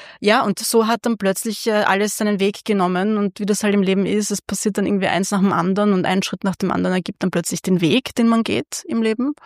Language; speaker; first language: German; early bilingual, other home language; Hungarian